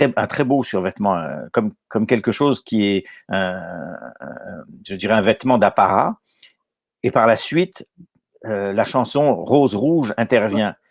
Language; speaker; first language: French; native; French